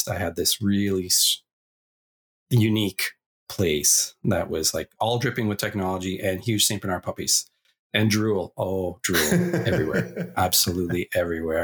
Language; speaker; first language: English; native; English